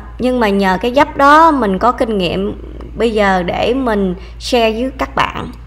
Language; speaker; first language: Vietnamese; early bilingual, heritage; Vietnamese